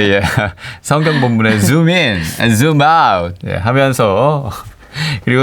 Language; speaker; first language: Korean; native; Korean